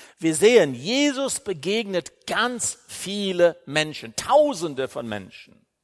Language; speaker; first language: German; non-native, fluent; English